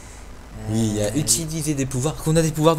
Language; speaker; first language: French; native; French